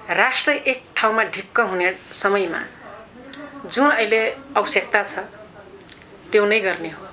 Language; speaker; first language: Nepali; non-native, local second language; Dangaura Tharu